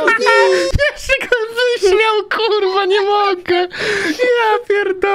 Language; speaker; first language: Polish; native; Polish